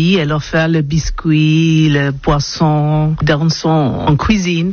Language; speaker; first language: French; non-native, learner; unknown